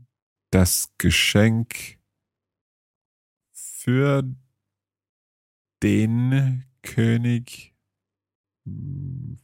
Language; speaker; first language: German; non-native, learner; English